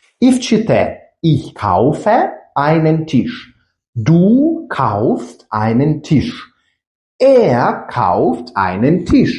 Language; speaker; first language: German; non-native, fluent; Ukrainian